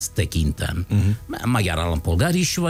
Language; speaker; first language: Hungarian; non-native, learner; Italian